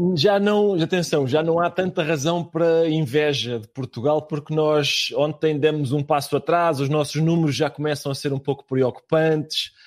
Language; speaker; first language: Portuguese; native; Portuguese